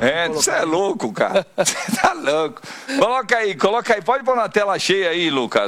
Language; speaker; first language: Portuguese; native; Portuguese